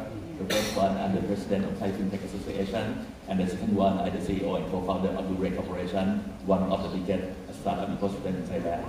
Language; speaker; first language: English; non-native, fluent; Thai